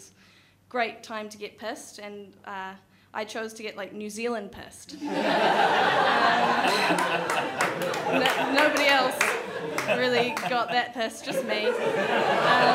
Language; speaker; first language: English; native; English